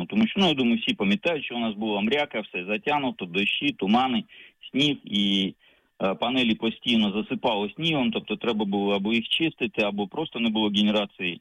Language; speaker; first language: Ukrainian; native; Ukrainian